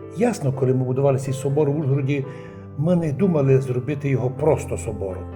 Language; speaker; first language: Ukrainian; native; Ukrainian